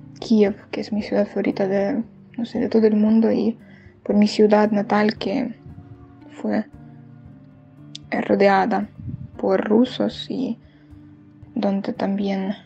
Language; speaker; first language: Spanish; non-native, fluent; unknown